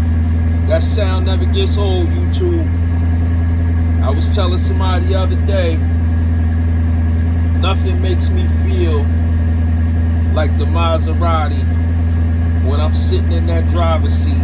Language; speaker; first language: English; native; English